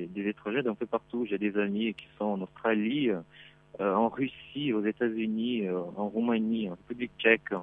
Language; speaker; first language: French; non-native, fluent; Portuguese